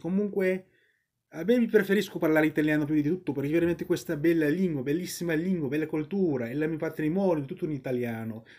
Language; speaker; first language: Italian; non-native, learner; English